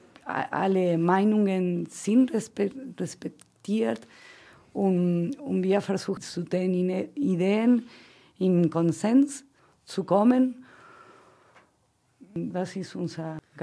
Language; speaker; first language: German; non-native, fluent; Spanish